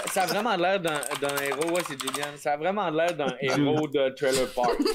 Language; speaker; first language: French; native; French